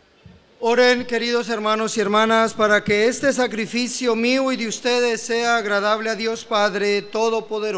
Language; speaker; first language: Spanish; native; Spanish